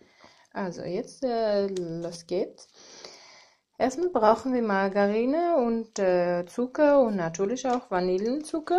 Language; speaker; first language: German; non-native, learner; Armenian